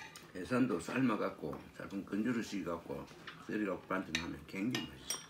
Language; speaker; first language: Korean; native; Korean